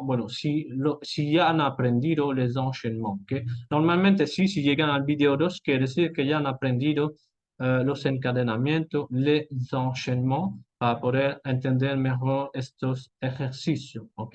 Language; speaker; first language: Spanish; non-native, fluent; French